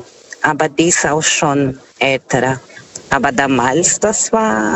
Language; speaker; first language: German; non-native, fluent; Portuguese